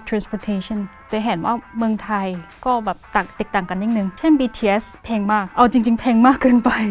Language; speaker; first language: Thai; non-native, fluent; Korean